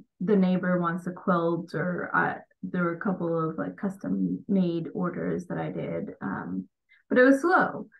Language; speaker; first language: English; early bilingual, other home language; Bangla